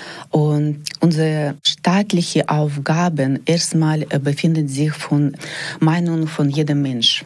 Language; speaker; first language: German; non-native, fluent; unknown